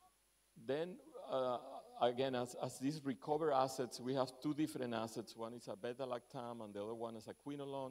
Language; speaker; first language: English; non-native, fluent; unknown